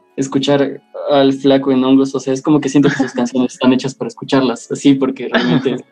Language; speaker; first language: Spanish; native; Spanish